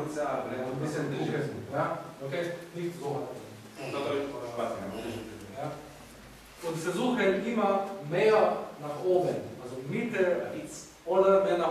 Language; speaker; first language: German; non-native, learner; Czech